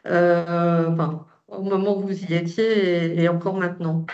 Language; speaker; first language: French; native; French